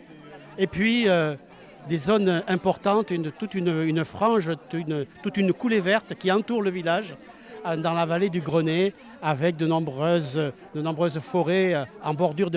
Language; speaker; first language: French; native; French